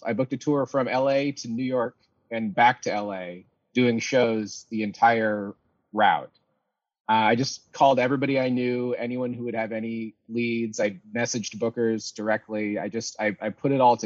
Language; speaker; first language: English; native; English